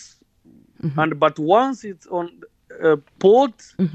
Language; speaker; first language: English; non-native, local second language; Kinyarwanda